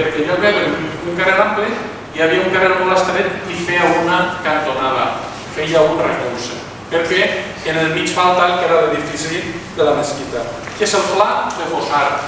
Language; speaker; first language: Catalan; native; Catalan